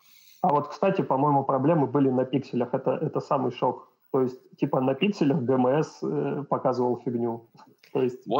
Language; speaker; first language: Russian; native; Russian